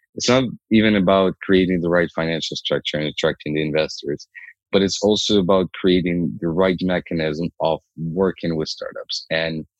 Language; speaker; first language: English; non-native, fluent; Ukrainian